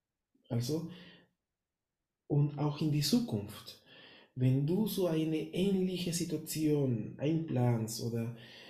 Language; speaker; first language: German; non-native, fluent; Spanish